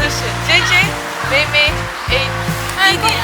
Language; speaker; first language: Chinese; non-native, learner; Dutch